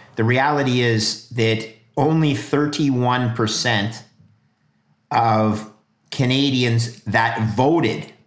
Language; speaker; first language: English; native; English